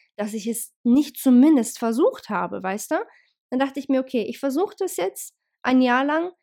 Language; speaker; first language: German; early bilingual, other home language; Bosnian